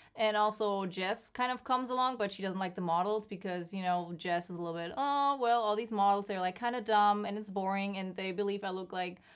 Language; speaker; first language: English; non-native, fluent; German